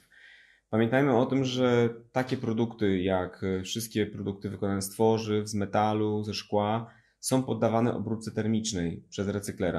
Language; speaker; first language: Polish; native; Polish